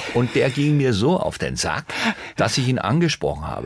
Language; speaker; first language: German; native; German